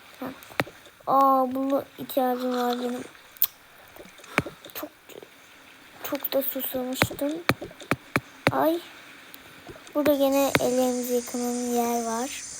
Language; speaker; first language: Turkish; early bilingual, heritage; Turkish